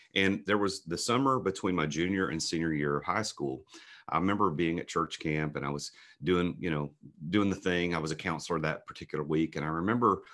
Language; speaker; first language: English; native; English